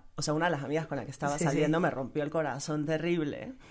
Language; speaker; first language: Spanish; native; Spanish